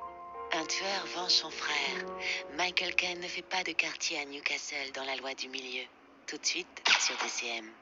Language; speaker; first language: French; native; French